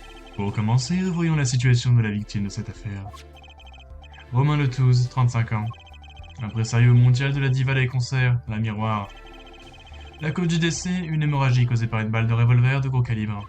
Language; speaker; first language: French; native; French